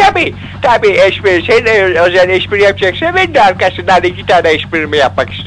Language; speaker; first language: Turkish; native; Turkish